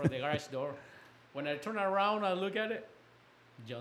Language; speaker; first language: English; non-native, fluent; Spanish